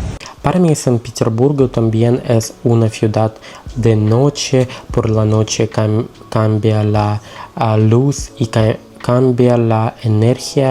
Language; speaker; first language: Spanish; non-native, learner; Russian